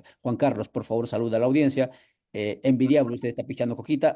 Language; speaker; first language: Spanish; native; Spanish